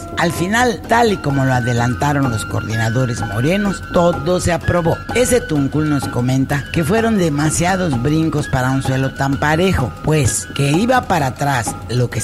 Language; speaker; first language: Spanish; native; Spanish